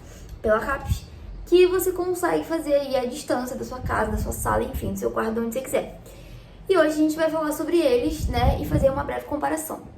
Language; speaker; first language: Portuguese; native; Portuguese